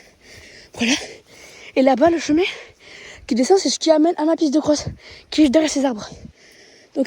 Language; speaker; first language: French; native; French